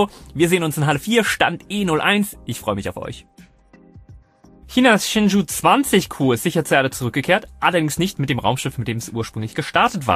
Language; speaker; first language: German; native; German